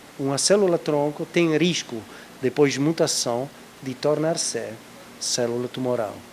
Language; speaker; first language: Portuguese; non-native, fluent; Italian